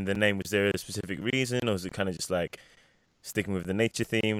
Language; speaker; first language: English; native; English